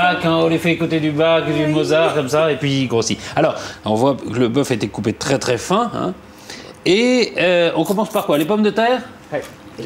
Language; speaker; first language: French; native; French